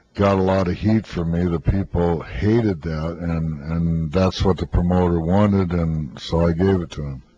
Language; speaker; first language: English; native; English